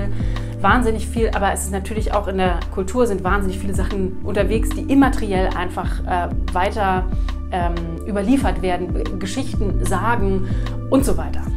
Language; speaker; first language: German; native; German